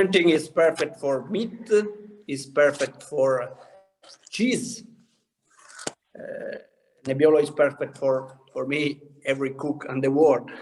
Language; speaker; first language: English; non-native, learner; Italian